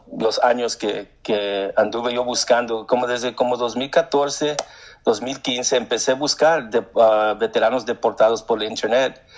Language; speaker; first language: Spanish; early bilingual, heritage; Spanish